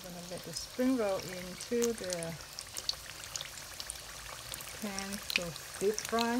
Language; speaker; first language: English; non-native, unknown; Vietnamese